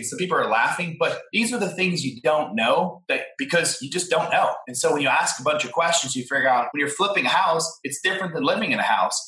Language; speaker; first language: English; native; English